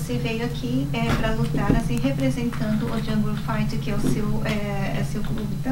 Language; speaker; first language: Portuguese; non-native, learner; Japanese